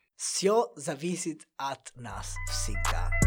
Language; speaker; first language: Russian; non-native, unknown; Italian